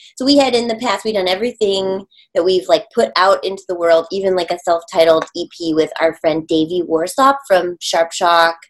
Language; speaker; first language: English; native; English